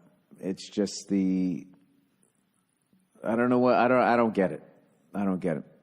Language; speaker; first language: English; native; English